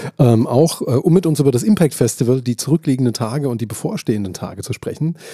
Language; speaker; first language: German; native; German